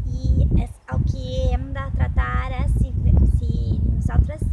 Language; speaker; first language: Catalan; non-native, fluent; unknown